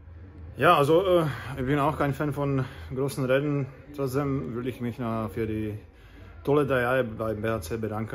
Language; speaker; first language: German; native; German